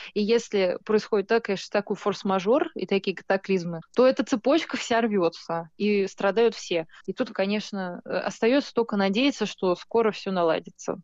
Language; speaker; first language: Russian; native; Russian